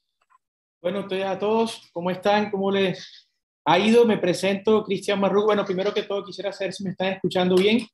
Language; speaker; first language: Spanish; native; Spanish